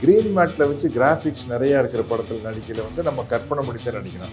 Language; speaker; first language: Tamil; native; Tamil